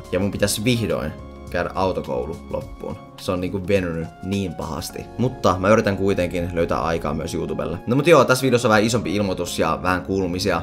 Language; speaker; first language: Finnish; native; Finnish